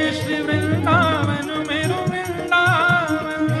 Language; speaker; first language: Hindi; native; Hindi